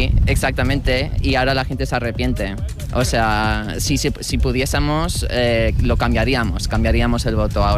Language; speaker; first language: Spanish; early bilingual, heritage; Spanish